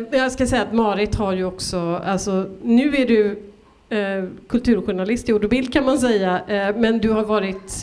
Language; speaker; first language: Swedish; native; Swedish